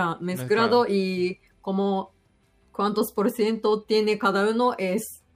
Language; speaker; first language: Spanish; non-native, learner; Japanese